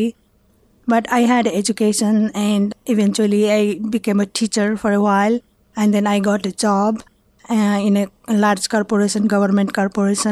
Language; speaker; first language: English; non-native, fluent; Nepali